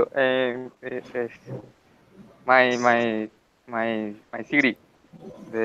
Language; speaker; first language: English; non-native, learner; Spanish